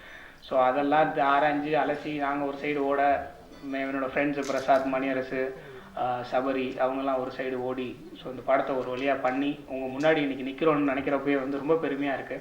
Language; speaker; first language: Tamil; native; Tamil